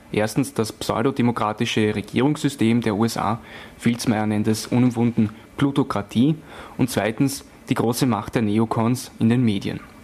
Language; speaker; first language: German; native; German